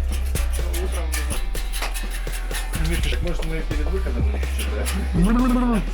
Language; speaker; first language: Russian; native; Russian